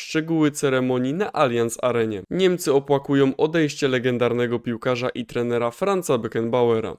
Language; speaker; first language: Polish; native; Polish